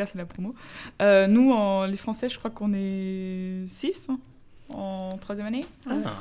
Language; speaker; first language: French; native; French